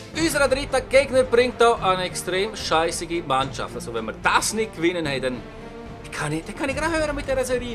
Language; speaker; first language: German; native; German